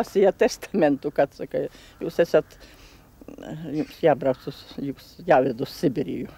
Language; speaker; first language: Latvian; native; Latvian